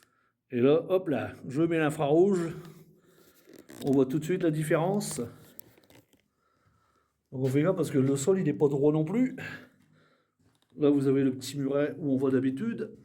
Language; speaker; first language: French; native; French